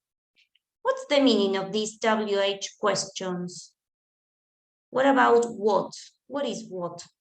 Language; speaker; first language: English; non-native, fluent; Spanish